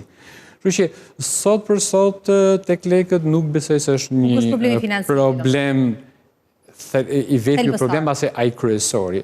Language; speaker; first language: Albanian; native; Albanian